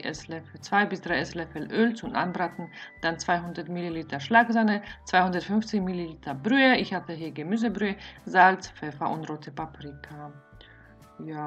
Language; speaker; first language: German; non-native, fluent; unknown